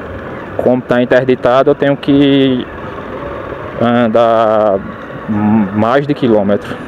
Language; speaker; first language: Portuguese; native; Portuguese